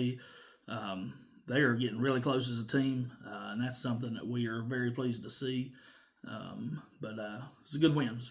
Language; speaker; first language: English; native; English